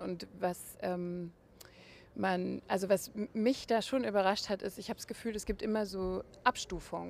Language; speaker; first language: German; native; German